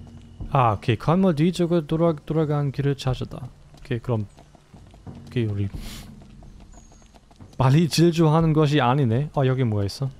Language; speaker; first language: Korean; non-native, learner; German